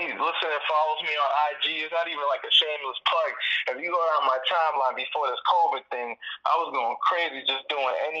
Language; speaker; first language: English; early bilingual, other home language; Spanish